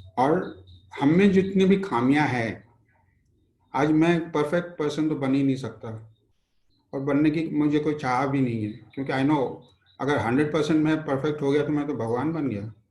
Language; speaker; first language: Hindi; non-native, local second language; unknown